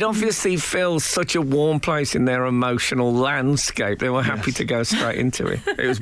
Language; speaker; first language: English; native; English